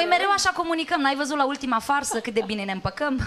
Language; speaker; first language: Romanian; native; Romanian